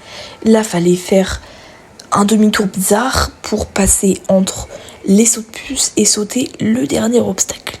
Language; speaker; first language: French; native; French